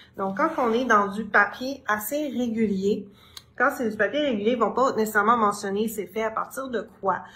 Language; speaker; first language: French; native; French